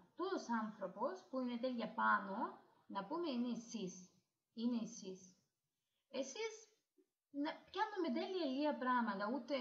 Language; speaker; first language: Greek; non-native, learner; Russian